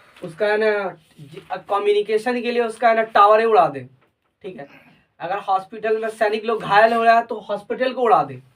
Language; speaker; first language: Hindi; native; Hindi